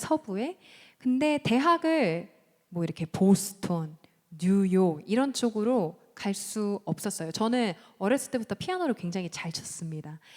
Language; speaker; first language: Korean; early bilingual, heritage; Korean